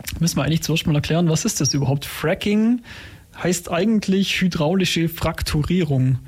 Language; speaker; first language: German; native; German